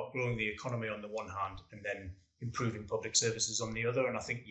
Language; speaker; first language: English; native; English